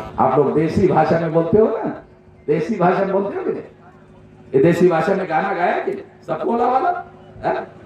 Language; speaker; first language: Hindi; non-native, local second language; Marathi